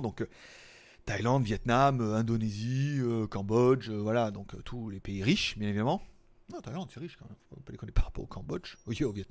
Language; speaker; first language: French; native; French